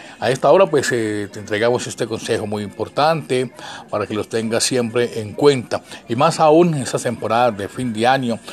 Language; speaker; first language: Spanish; native; Spanish